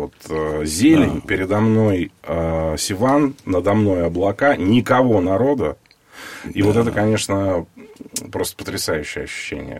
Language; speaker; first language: Russian; native; Russian